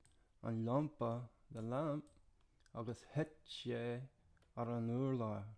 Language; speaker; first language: Irish; non-native, learner; English